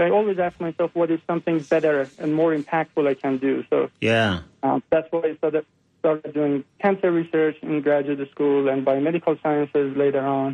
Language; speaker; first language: English; non-native, fluent; Persian